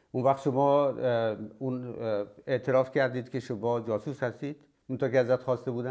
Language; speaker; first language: Persian; native; Persian